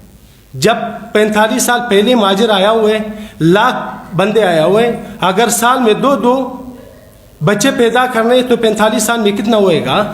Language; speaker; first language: Urdu; non-native, local second language; Pashto